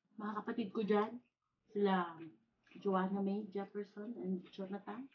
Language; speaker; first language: Filipino; non-native, local second language; Iloko